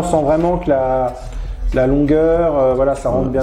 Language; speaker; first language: French; native; French